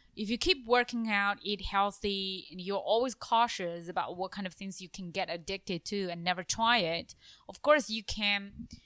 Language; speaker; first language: English; non-native, fluent; Chinese